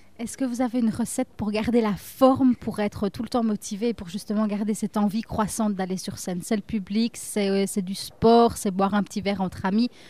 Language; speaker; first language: French; native; French